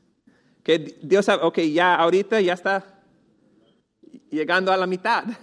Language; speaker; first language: Spanish; non-native, fluent; English